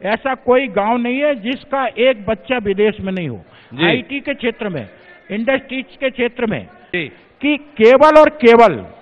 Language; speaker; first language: Hindi; native; Hindi